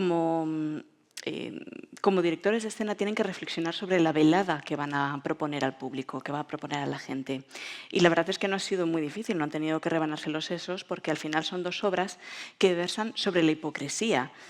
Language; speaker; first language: Spanish; native; Spanish